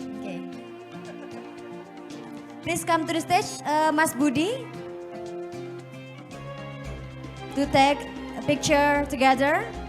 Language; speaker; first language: English; non-native, fluent; Indonesian